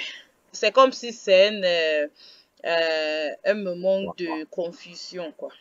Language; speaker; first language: French; non-native, fluent; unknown